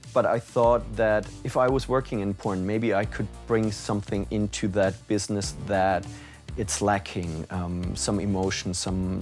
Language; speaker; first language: English; non-native, fluent; German